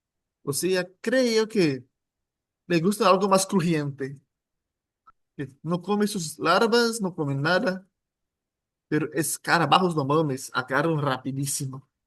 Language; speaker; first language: Spanish; non-native, fluent; Portuguese